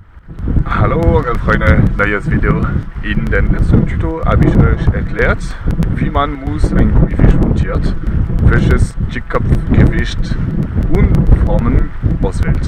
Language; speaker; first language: German; non-native, learner; French